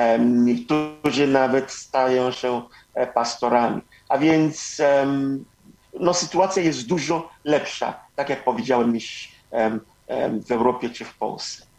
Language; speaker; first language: Polish; non-native, fluent; Igbo